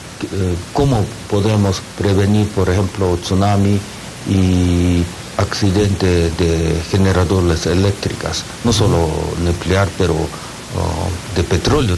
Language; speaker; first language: Spanish; non-native, learner; Japanese